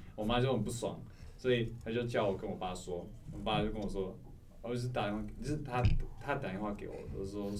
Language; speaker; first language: Chinese; early bilingual, other home language; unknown